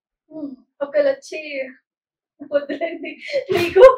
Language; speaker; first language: Telugu; native; Telugu